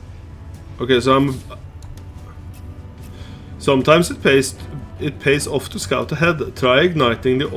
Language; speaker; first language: English; non-native, fluent; Norwegian